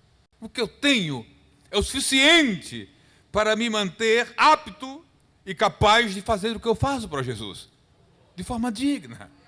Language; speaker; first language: Portuguese; native; Portuguese